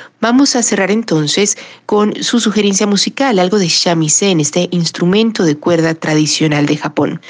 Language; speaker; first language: Spanish; native; Spanish